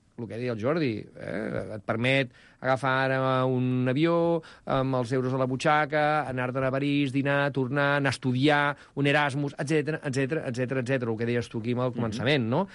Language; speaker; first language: Catalan; native; Catalan